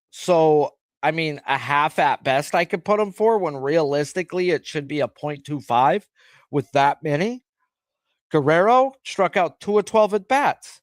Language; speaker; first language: English; native; English